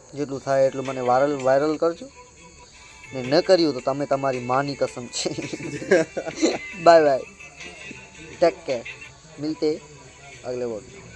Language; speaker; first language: Gujarati; non-native, local second language; Kachhi